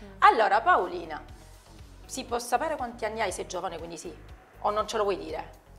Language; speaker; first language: Italian; native; Italian